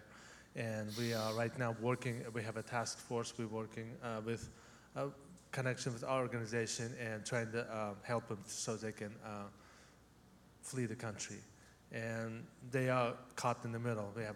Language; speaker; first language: English; non-native, fluent; Uzbek